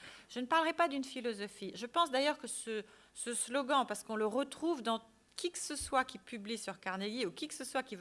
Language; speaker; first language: French; native; French